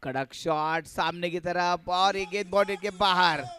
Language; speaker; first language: Hindi; non-native, local second language; Marathi